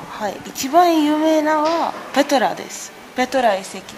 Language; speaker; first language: Japanese; non-native, learner; Arabic